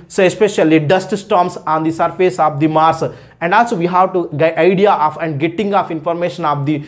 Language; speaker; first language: English; non-native, local second language; Telugu